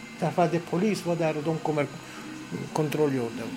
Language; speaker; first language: Swedish; non-native, fluent; Persian